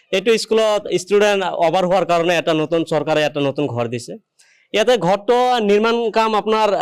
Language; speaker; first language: Assamese; non-native, local second language; Bangla